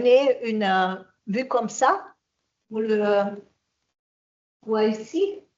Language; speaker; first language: French; non-native, fluent; German